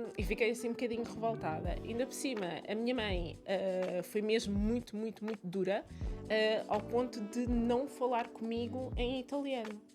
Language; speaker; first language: Portuguese; early bilingual, other home language; Italian